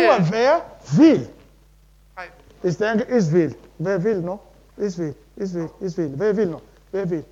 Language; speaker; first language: German; non-native, learner; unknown